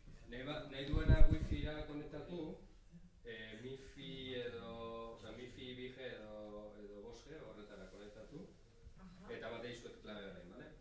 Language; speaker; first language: Basque; native; Basque